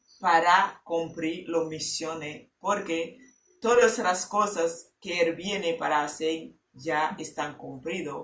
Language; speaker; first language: Spanish; non-native, learner; Haitian Creole